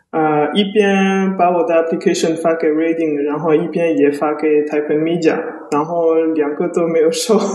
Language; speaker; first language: Chinese; early bilingual, heritage; Chinese